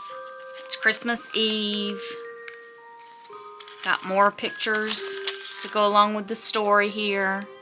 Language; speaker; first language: English; native; English